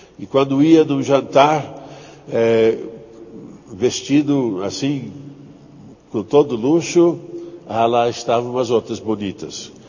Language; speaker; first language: Portuguese; non-native, fluent; English